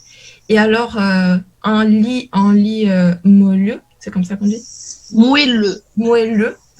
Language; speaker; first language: French; non-native, learner; Portuguese